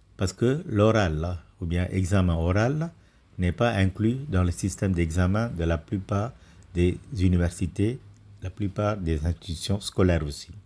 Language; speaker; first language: French; non-native, fluent; Tamil